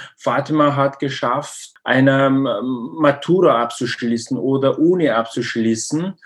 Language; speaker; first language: German; non-native, learner; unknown